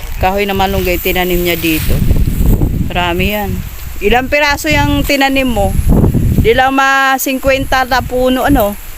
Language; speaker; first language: Filipino; native; Filipino